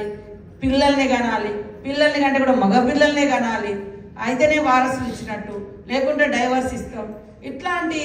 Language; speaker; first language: Telugu; native; Telugu